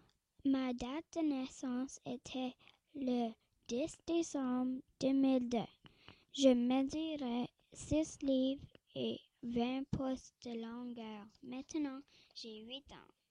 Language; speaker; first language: French; non-native, local second language; English